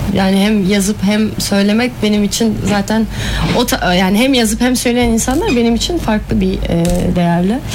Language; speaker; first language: Turkish; early bilingual, heritage; Turkish